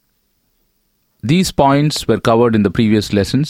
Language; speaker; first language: English; non-native, local second language; Tamil